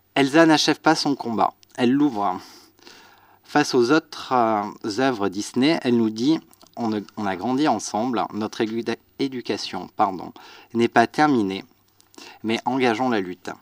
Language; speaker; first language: French; native; French